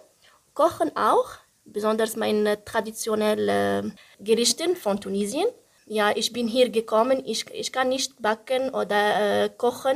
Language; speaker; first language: German; non-native, learner; Arabic